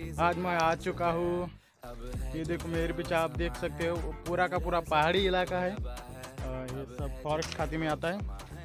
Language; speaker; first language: Hindi; non-native, local second language; Marathi